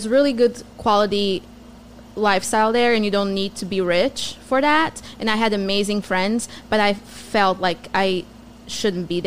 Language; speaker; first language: English; non-native, fluent; Portuguese